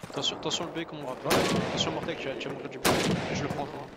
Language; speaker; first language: French; native; French